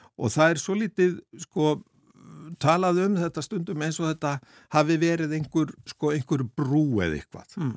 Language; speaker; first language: Icelandic; native; Icelandic